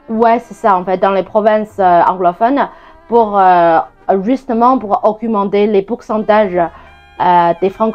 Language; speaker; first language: French; non-native, fluent; Chinese